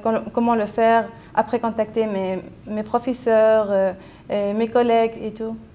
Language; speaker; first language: French; non-native, local second language; Arabic